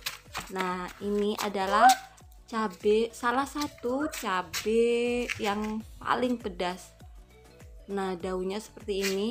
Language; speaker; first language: Indonesian; native; Indonesian